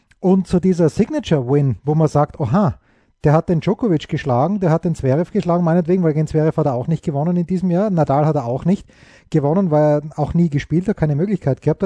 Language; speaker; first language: German; native; German